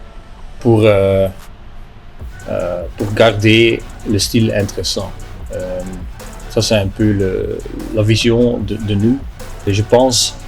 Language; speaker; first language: French; non-native, local second language; Dutch